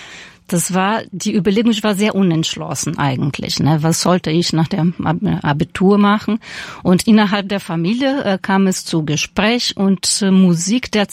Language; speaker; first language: German; non-native, fluent; Portuguese